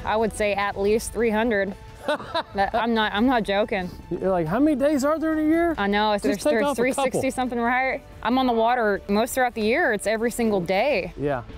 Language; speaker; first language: English; native; English